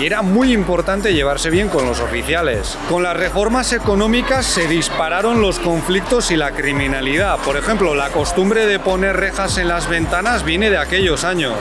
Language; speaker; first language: Spanish; native; Spanish